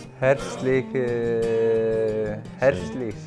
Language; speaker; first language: German; non-native, fluent; Icelandic